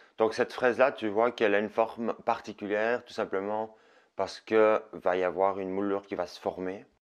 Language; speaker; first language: French; native; French